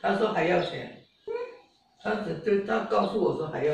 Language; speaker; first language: Chinese; non-native, local second language; Hakka Chinese